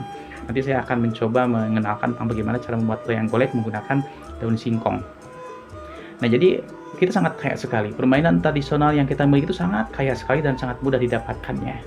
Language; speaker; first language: Indonesian; non-native, local second language; Sundanese